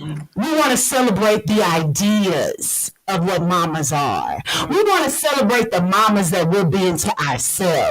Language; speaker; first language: English; native; English